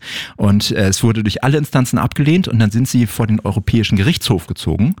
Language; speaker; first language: German; native; German